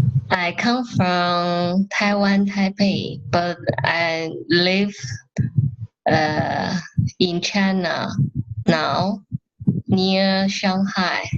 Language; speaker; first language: English; non-native, learner; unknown